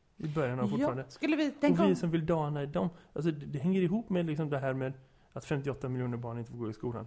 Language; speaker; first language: Swedish; native; Swedish